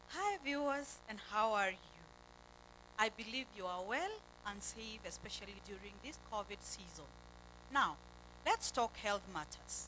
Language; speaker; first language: English; non-native, local second language; Swahili